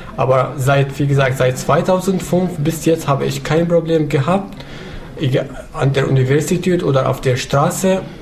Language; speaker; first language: German; non-native, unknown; Arabic